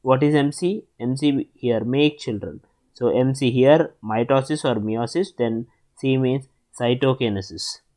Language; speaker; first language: English; non-native, local second language; Telugu